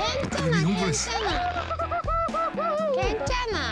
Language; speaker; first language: Korean; non-native, learner; Japanese